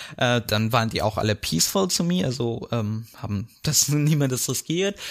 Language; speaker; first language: German; non-native, fluent; Kurdish